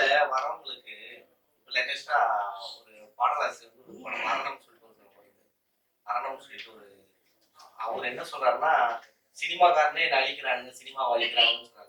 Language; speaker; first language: Tamil; native; Tamil